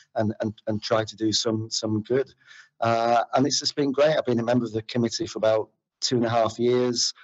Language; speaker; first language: English; native; English